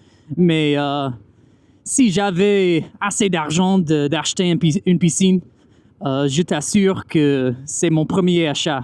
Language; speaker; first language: French; non-native, fluent; English